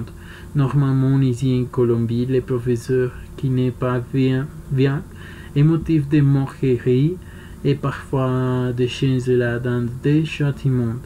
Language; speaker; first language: French; non-native, learner; Spanish